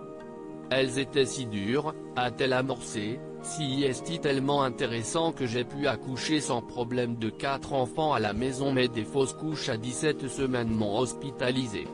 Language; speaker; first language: French; native; French